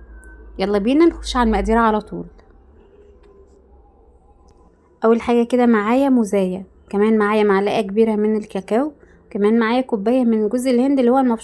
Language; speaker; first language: Arabic; native; Arabic